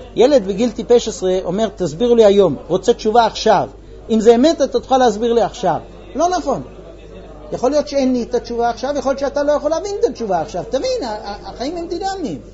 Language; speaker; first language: Hebrew; non-native, fluent; English